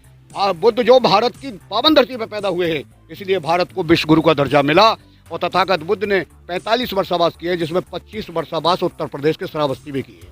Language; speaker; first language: Hindi; native; Hindi